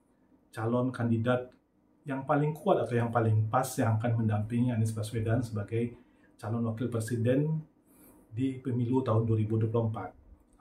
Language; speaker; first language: Indonesian; native; Indonesian